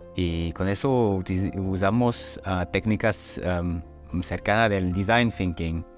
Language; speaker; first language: Spanish; non-native, fluent; French